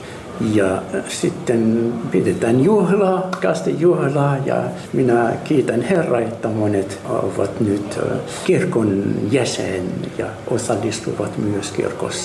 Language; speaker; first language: Finnish; non-native, fluent; Arabic